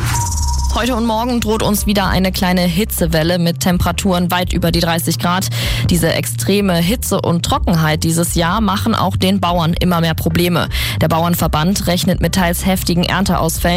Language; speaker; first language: German; native; German